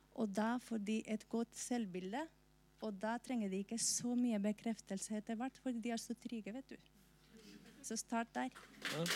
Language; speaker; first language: Norwegian; non-native, fluent; Spanish